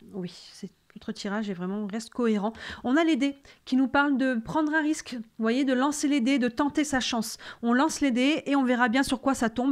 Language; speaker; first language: French; native; French